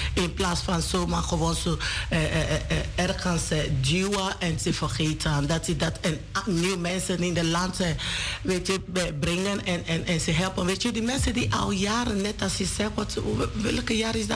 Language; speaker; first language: Dutch; non-native, learner; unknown